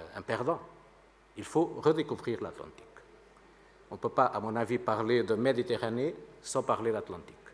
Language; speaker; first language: French; non-native, fluent; Portuguese